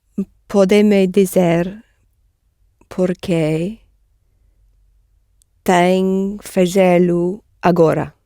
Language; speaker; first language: Portuguese; non-native, learner; English